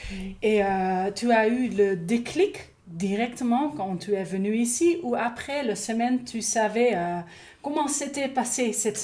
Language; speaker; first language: French; non-native, learner; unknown